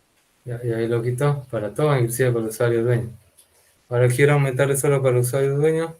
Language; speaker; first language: Spanish; native; Spanish